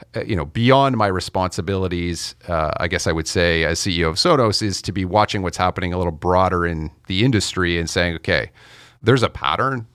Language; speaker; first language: English; native; English